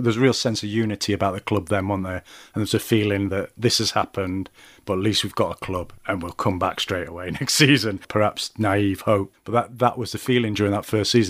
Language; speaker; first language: English; native; English